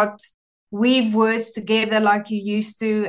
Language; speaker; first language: English; non-native, local second language; Afrikaans